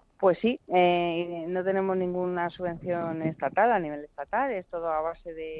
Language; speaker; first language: Spanish; native; Spanish